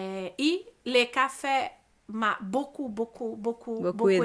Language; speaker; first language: French; non-native, learner; Portuguese